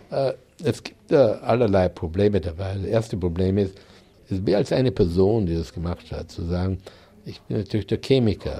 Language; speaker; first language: German; native; German